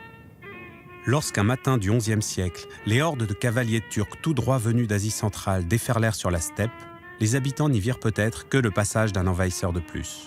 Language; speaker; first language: French; native; French